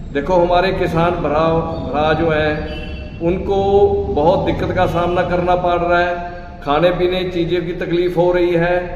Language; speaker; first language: Hindi; non-native, local second language; Punjabi